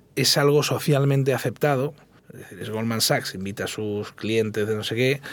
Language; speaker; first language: Spanish; native; Spanish